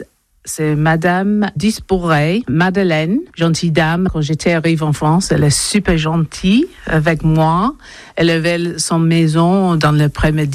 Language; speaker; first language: French; non-native, learner; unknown